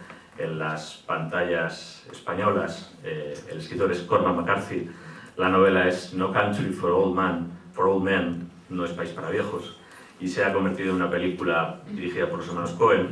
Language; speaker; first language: Spanish; native; Spanish